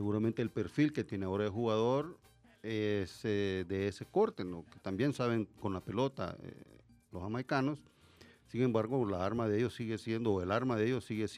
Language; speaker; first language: Spanish; native; Spanish